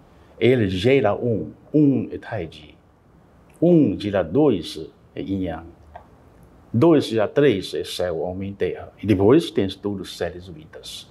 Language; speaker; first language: Portuguese; non-native, learner; Chinese